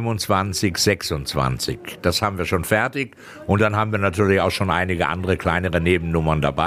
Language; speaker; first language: German; native; German